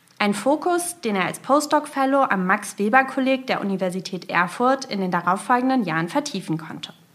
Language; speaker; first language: German; native; German